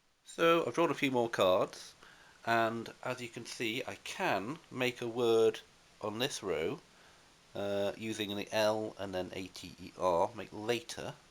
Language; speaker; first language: English; native; English